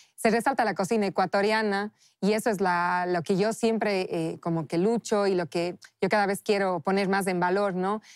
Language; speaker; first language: Spanish; native; Spanish